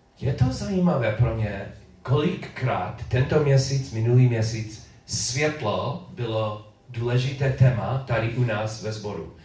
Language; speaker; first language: Czech; non-native, learner; English